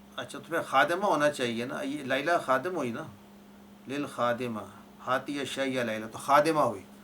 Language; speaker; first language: Urdu; native; Urdu